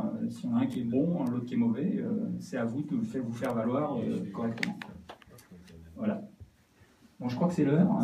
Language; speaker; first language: French; native; French